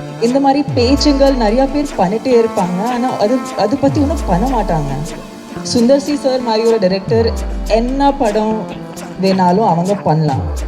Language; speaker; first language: Tamil; non-native, fluent; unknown